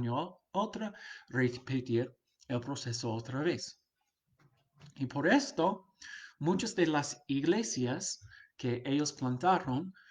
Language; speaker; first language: Spanish; non-native, fluent; English